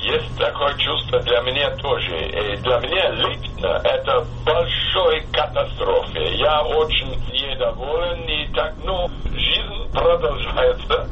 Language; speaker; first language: Russian; non-native, fluent; English